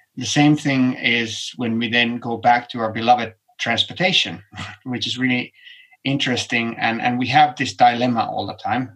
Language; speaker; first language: English; non-native, fluent; Finnish